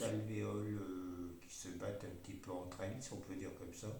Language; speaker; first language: French; native; French